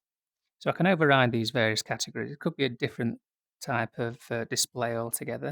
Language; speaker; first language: English; native; English